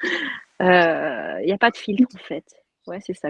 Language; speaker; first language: French; native; French